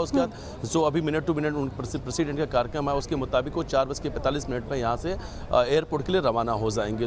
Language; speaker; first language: Hindi; native; Hindi